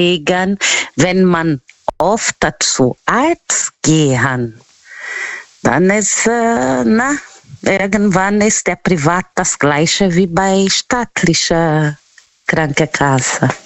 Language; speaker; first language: German; non-native, fluent; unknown